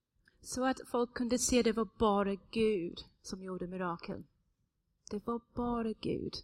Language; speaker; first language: Swedish; non-native, fluent; English